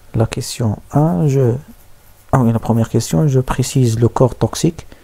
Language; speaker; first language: French; non-native, local second language; Arabic